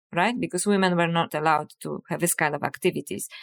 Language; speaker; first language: English; non-native, fluent; Polish